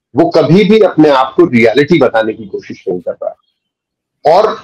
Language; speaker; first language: Hindi; native; Hindi